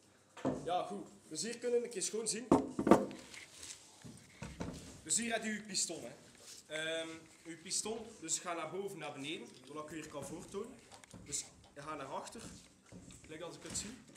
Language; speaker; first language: Dutch; native; Dutch